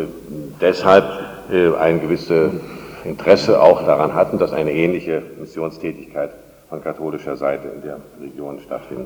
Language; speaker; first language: German; native; German